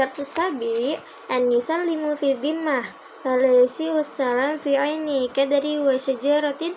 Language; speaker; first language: Arabic; non-native, learner; Indonesian